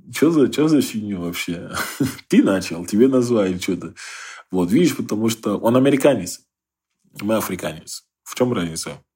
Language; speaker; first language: Russian; non-native, fluent; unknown